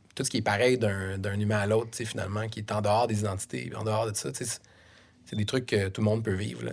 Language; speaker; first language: French; native; French